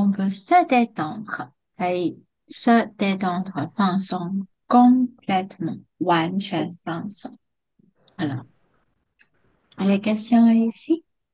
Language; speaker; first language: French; non-native, fluent; Chinese